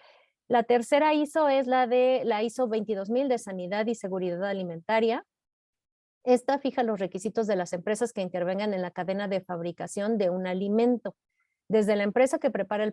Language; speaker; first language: Spanish; native; Spanish